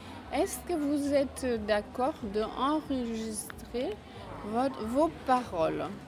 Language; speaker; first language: French; non-native, fluent; Spanish